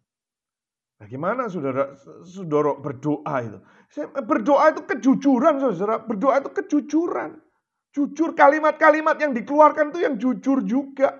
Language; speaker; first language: Indonesian; native; Indonesian